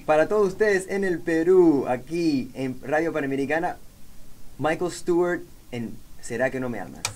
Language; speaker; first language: Spanish; early bilingual, heritage; Spanish